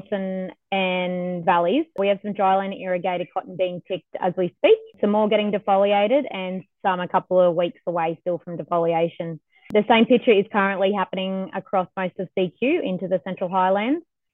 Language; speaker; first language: English; native; English